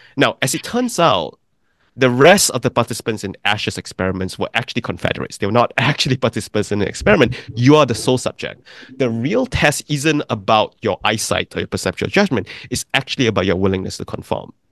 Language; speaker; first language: English; non-native, local second language; Chinese